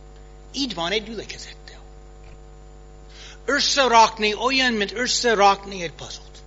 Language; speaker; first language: Hungarian; non-native, fluent; English